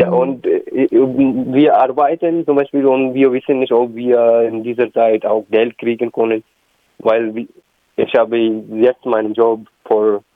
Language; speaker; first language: German; non-native, learner; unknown